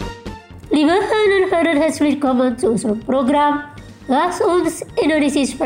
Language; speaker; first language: German; non-native, learner; Indonesian